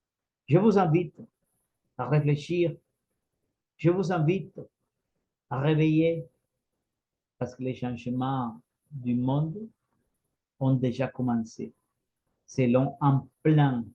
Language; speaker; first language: French; non-native, fluent; Spanish